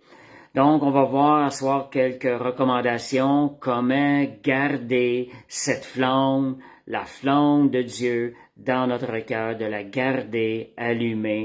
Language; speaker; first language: French; native; French